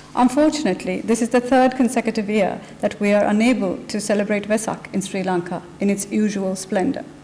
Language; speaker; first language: English; non-native, local second language; Sinhala